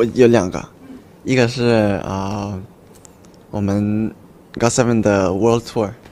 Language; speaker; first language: Chinese; early bilingual, heritage; Chinese